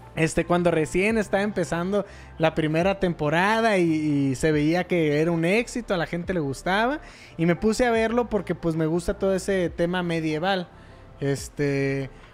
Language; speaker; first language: Spanish; native; Spanish